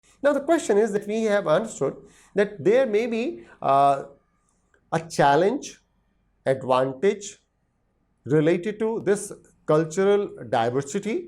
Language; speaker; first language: English; non-native, local second language; Hindi